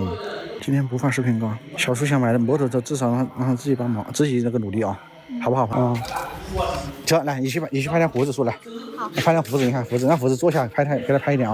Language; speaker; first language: Chinese; native; Chinese